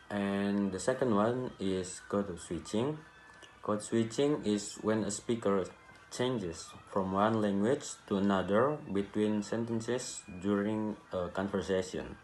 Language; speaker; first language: English; non-native, learner; Indonesian